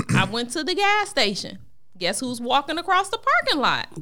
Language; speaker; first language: English; native; English